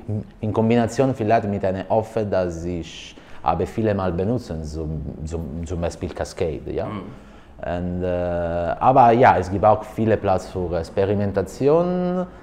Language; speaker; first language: German; non-native, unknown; Italian